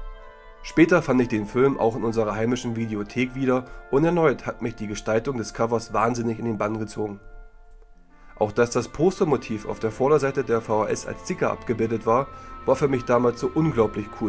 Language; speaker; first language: German; native; German